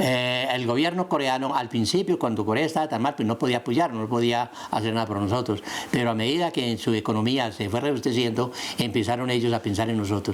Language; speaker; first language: Spanish; native; Spanish